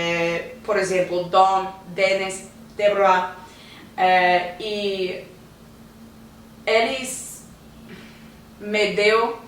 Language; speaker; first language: Portuguese; non-native, learner; English